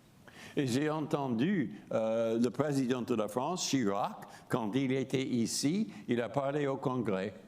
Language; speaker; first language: French; non-native, fluent; English